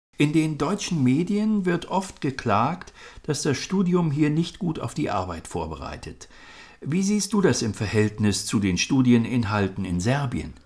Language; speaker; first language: German; native; German